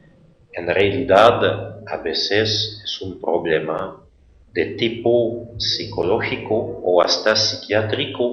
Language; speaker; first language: Spanish; non-native, fluent; French